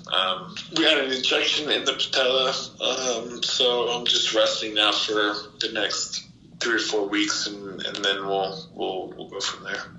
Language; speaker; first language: English; native; English